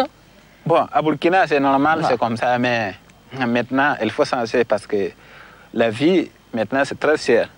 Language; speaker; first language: French; non-native, local second language; Mossi